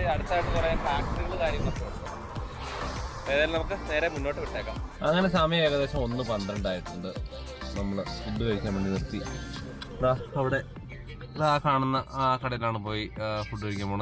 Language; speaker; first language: Malayalam; native; Malayalam